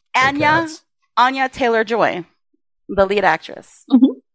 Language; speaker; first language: English; early bilingual, other home language; Spanish